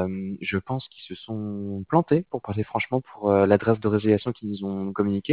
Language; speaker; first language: French; native; French